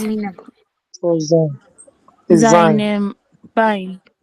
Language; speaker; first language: German; non-native, learner; Filipino